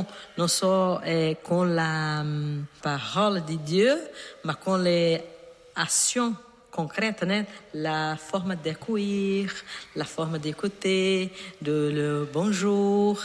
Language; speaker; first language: French; non-native, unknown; Portuguese